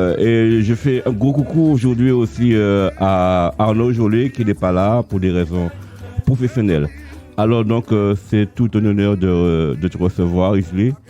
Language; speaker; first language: French; native; French